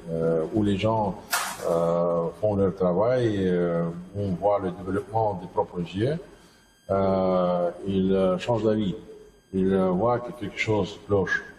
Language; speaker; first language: French; non-native, fluent; Russian